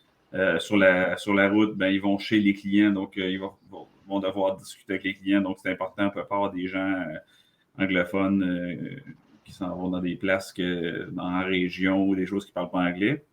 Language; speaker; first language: French; native; French